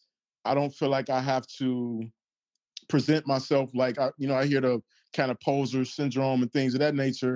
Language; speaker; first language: English; native; English